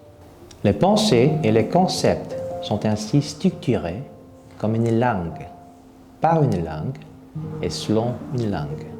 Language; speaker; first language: French; non-native, fluent; Korean